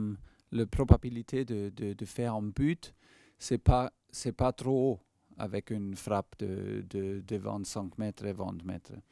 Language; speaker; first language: French; non-native, fluent; German